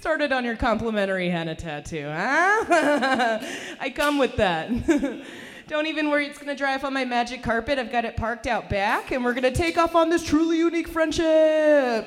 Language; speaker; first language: English; early bilingual, other home language; Persian